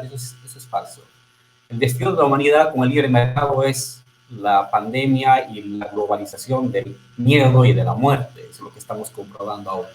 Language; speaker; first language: Spanish; native; Spanish